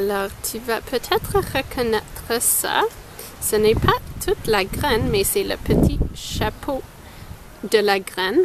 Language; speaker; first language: French; non-native, local second language; English